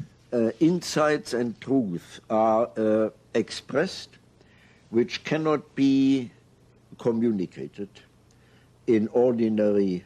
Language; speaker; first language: English; non-native, fluent; German